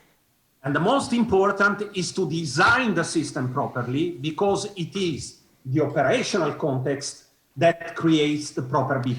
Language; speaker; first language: English; non-native, fluent; Italian